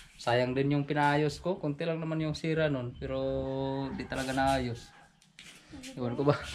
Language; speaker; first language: Filipino; non-native, local second language; Cebuano